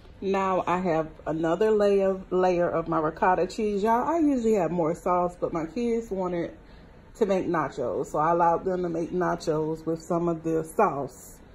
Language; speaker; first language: English; native; English